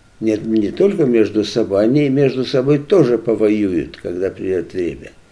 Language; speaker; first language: Russian; non-native, local second language; Lithuanian